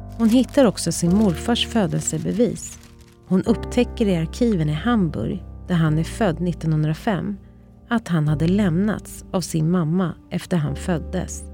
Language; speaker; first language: Swedish; native; Swedish